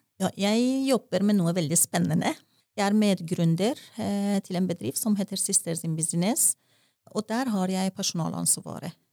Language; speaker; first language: Norwegian; non-native, fluent; Persian